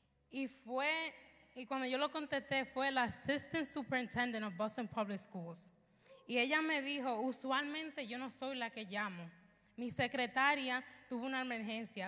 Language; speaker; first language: Spanish; early bilingual, heritage; Spanish